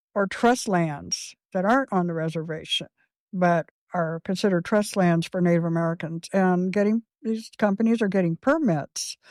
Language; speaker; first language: English; native; English